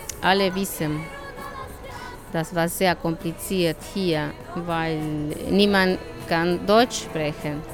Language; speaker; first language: German; non-native, learner; Spanish